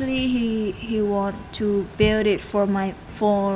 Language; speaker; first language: English; non-native, learner; Thai